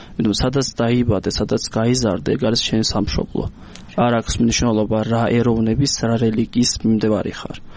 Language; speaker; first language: Georgian; non-native, local second language; Azerbaijani